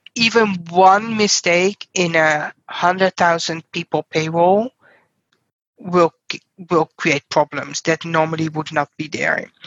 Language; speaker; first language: English; non-native, fluent; Dutch